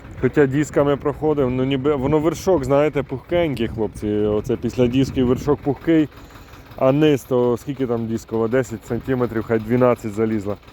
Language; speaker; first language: Ukrainian; native; Ukrainian